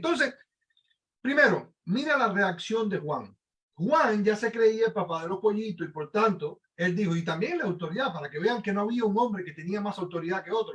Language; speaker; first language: Spanish; native; Spanish